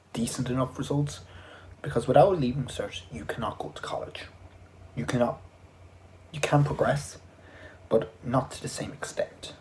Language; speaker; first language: English; native; English